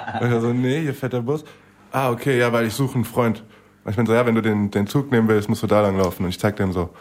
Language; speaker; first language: German; native; German